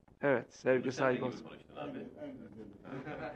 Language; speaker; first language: Turkish; native; Turkish